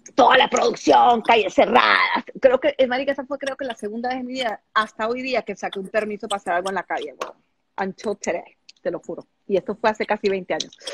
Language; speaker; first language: Spanish; native; Spanish